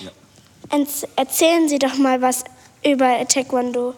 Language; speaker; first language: German; native; German